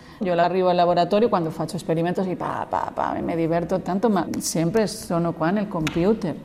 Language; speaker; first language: Italian; non-native, learner; Spanish